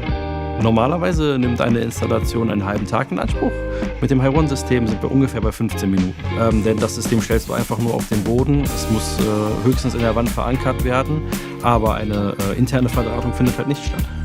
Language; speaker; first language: German; native; German